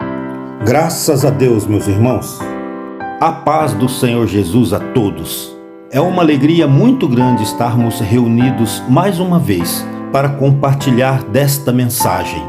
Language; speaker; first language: Portuguese; native; Portuguese